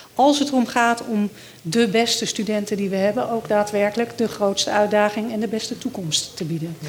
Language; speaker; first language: Dutch; early bilingual, other home language; Danish